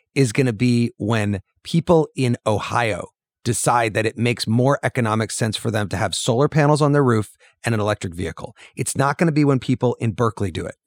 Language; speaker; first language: English; native; English